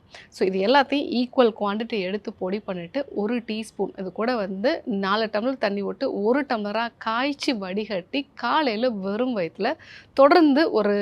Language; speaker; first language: Tamil; native; Tamil